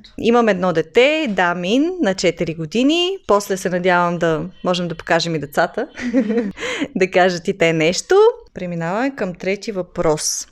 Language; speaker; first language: Bulgarian; native; Bulgarian